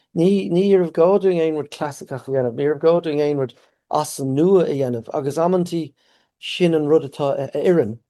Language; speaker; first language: Irish; native; Irish